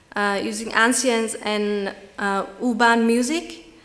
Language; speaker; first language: English; non-native, fluent; Vietnamese